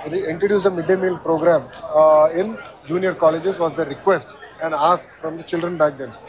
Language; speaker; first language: English; non-native, local second language; Telugu